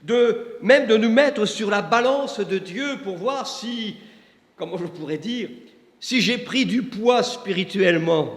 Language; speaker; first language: French; native; French